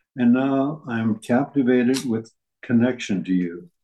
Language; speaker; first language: English; native; English